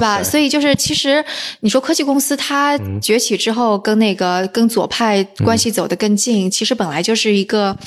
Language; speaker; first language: Chinese; native; Chinese